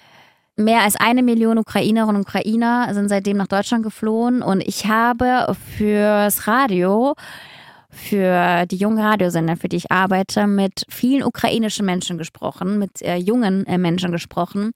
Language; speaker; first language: German; early bilingual, other home language; Russian